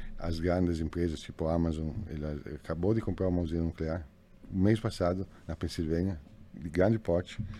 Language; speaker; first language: Portuguese; non-native, fluent; Italian